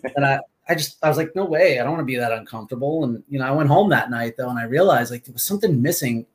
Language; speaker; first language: English; native; English